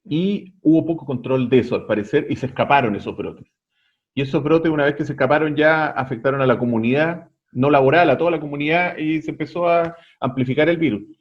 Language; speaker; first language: Spanish; native; Spanish